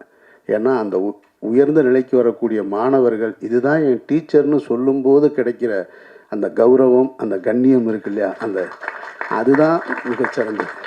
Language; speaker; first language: Tamil; native; Tamil